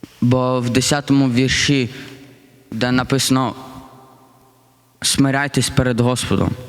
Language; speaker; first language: Ukrainian; early bilingual, heritage; Ukrainian